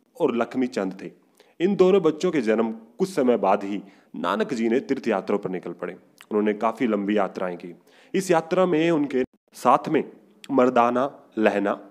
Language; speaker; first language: Hindi; non-native, local second language; Punjabi